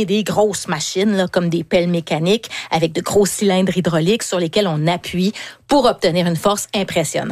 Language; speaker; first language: French; native; French